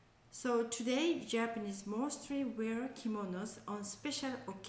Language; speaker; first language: English; non-native, learner; Japanese